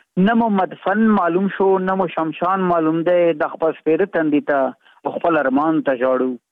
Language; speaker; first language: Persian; non-native, local second language; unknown